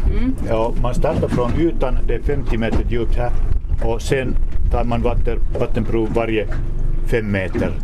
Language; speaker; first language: Swedish; non-native, local second language; Finnish